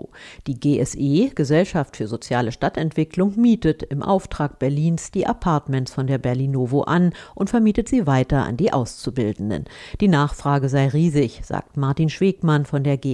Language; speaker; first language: German; native; German